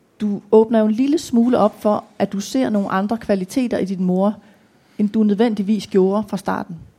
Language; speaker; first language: Danish; native; Danish